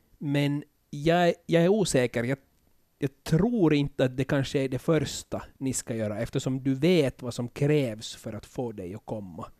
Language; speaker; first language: Swedish; native; Swedish